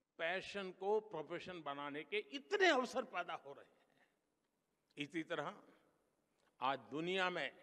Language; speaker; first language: Hindi; non-native, local second language; Gujarati